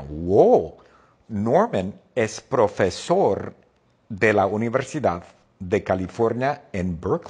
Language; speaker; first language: Spanish; non-native, fluent; English